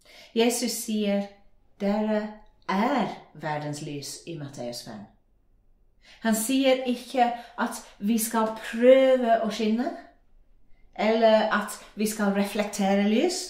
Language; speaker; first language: Norwegian; non-native, fluent; English